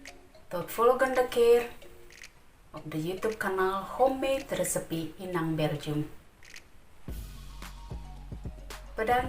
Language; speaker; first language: Dutch; non-native, learner; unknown